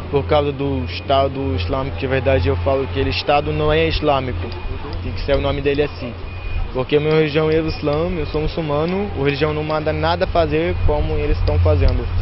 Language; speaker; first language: Portuguese; non-native, fluent; Arabic